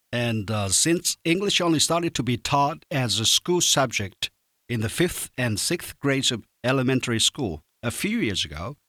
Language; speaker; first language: English; non-native, fluent; Japanese